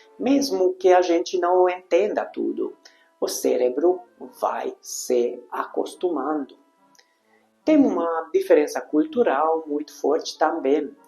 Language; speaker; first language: Portuguese; non-native, fluent; Hungarian